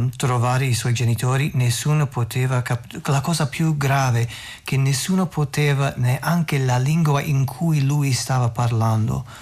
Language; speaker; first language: Italian; non-native, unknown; English